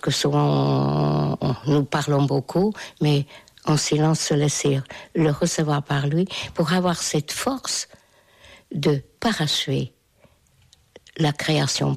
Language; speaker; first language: French; non-native, fluent; Hungarian